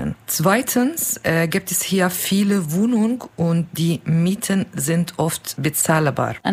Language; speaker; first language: German; non-native, learner; Kurdish